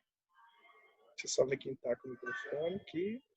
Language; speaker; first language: Portuguese; native; Portuguese